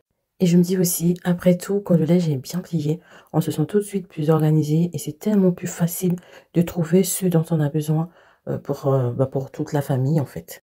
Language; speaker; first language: French; native; French